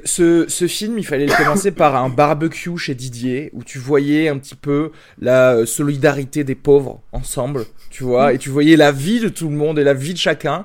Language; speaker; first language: French; native; French